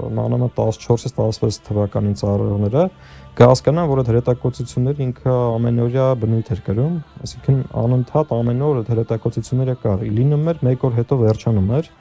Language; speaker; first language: Armenian; early bilingual, heritage; Armenian